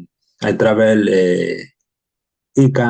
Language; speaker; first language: English; non-native, learner; Spanish